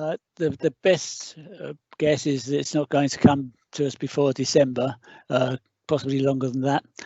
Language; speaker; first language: English; native; English